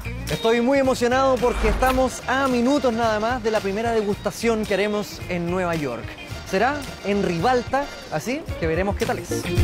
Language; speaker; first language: Spanish; native; Spanish